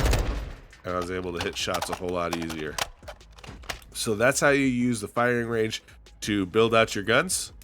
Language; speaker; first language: English; native; English